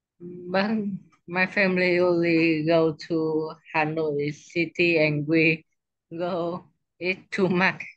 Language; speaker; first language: English; non-native, learner; Vietnamese